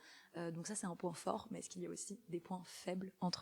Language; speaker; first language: French; native; French